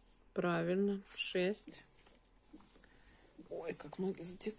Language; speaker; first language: Russian; native; Russian